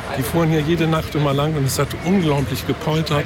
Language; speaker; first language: German; native; German